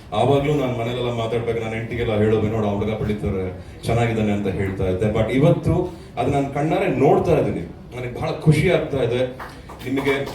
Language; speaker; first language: Kannada; native; Kannada